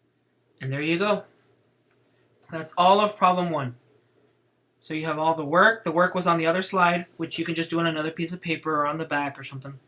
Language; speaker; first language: English; native; English